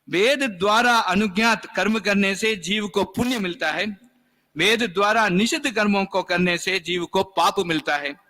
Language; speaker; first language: Hindi; non-native, local second language; Tamil